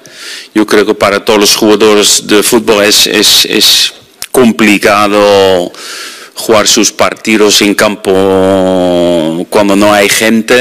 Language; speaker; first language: Spanish; non-native, fluent; Dutch